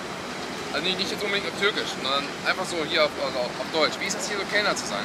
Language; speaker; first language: German; native; German